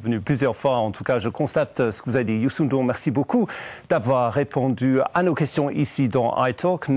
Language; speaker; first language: French; native; French